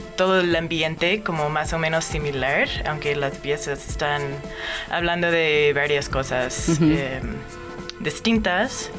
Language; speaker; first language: Spanish; non-native, fluent; English